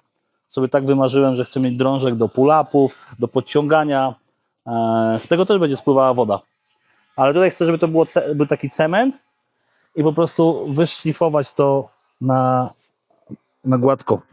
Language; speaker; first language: Polish; native; Polish